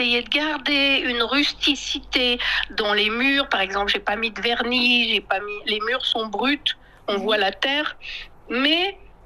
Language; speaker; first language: French; native; French